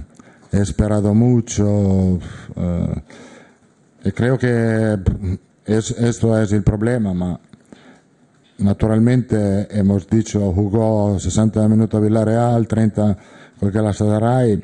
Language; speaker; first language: Spanish; non-native, fluent; Italian